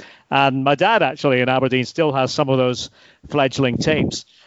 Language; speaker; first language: English; native; English